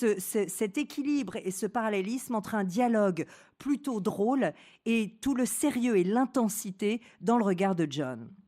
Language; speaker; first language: French; native; French